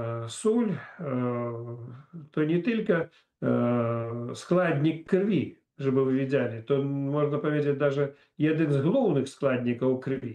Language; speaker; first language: Polish; non-native, fluent; Russian